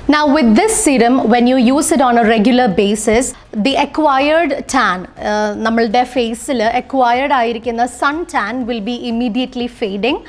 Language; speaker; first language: English; non-native, local second language; Malayalam